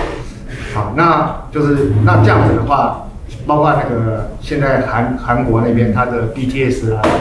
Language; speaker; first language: Chinese; native; Chinese